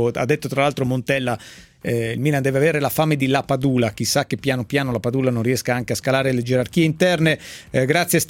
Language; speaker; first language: Italian; native; Italian